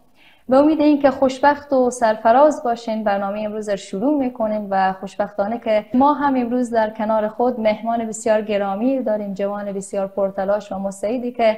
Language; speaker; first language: Persian; native; Persian